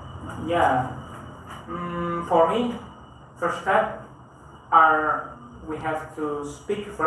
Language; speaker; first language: English; non-native, learner; Indonesian